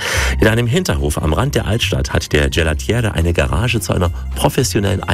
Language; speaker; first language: German; native; German